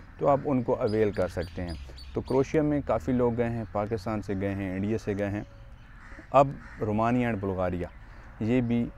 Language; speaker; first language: Urdu; non-native, local second language; Punjabi